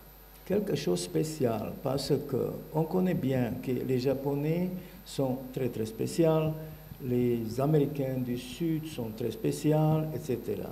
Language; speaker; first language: French; non-native, learner; Bulgarian